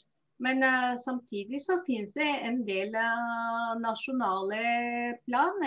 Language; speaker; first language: Norwegian; non-native, fluent; Spanish